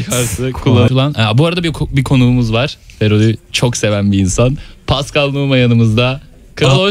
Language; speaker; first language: Turkish; native; Turkish